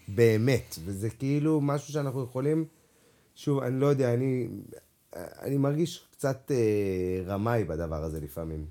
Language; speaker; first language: Hebrew; native; Hebrew